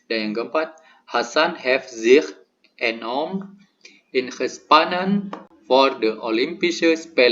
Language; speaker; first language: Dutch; non-native, learner; Indonesian